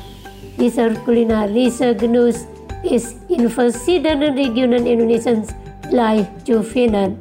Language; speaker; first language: German; non-native, fluent; Indonesian